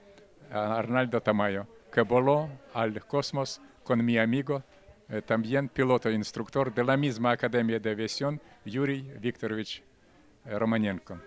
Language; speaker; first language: Spanish; non-native, fluent; Russian